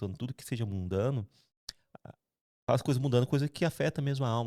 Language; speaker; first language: Portuguese; native; Portuguese